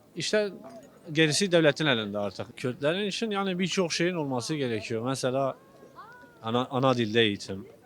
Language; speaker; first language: Turkish; non-native, local second language; Kurdish